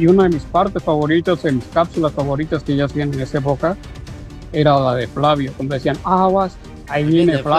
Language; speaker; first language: Spanish; native; Spanish